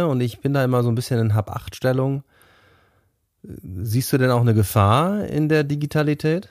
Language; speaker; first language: German; native; German